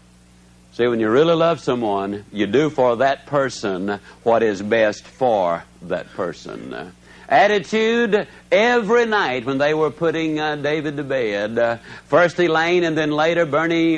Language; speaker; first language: English; native; English